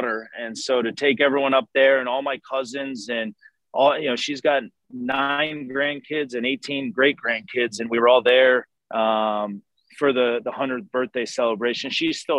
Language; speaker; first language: English; native; English